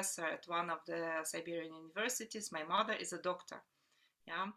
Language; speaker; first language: English; non-native, fluent; Russian